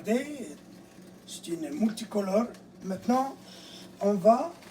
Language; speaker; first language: French; non-native, fluent; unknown